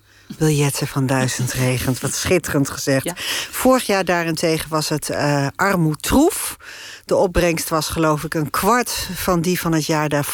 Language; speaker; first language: Dutch; native; Dutch